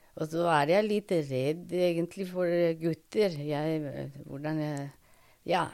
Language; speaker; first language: Norwegian; non-native, fluent; Spanish